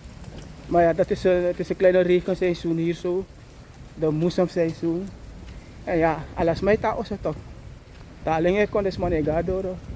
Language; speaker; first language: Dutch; non-native, local second language; Sranan Tongo